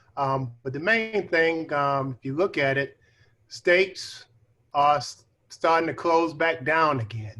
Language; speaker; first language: English; native; English